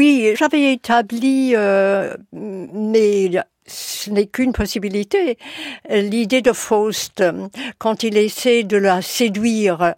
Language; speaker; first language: French; non-native, fluent; English